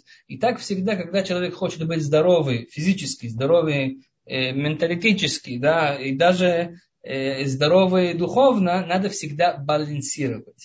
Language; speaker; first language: Russian; early bilingual, heritage; Russian